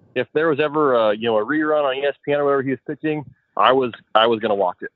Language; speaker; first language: English; native; English